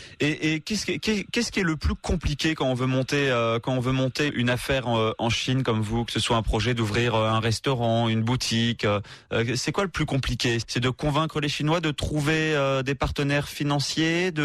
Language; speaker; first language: French; native; French